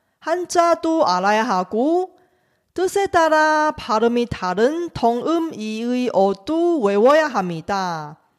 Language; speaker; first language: Korean; non-native, fluent; Chinese